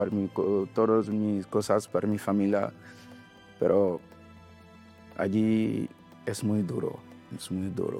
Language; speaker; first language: Spanish; non-native, learner; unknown